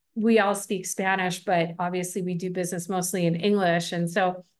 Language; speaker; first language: English; native; English